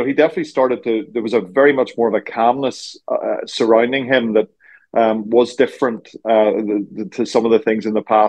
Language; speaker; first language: English; native; English